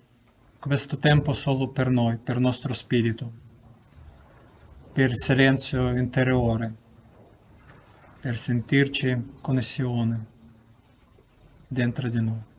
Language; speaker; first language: Italian; non-native, learner; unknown